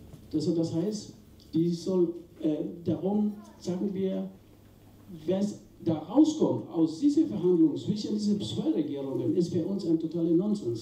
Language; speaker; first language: German; non-native, fluent; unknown